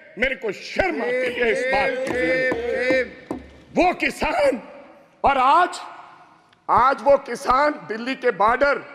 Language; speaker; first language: Hindi; non-native, local second language; Punjabi